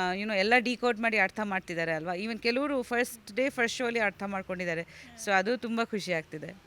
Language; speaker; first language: Kannada; non-native, fluent; Bangla